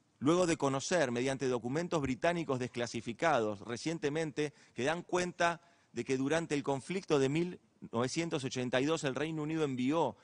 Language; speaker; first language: Spanish; native; Spanish